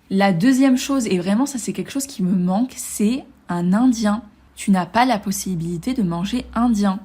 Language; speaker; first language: French; native; French